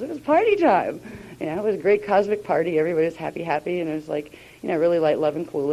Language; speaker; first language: English; native; English